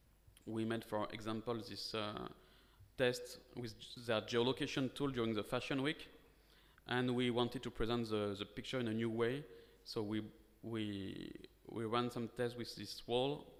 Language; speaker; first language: English; non-native, fluent; French